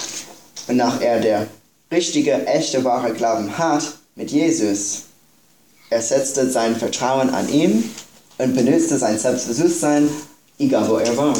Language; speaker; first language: German; non-native, fluent; English